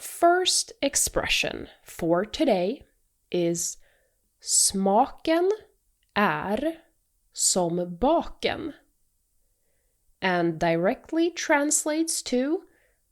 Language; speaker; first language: Swedish; native; Swedish